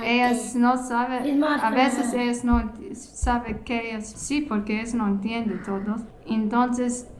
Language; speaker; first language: Spanish; non-native, learner; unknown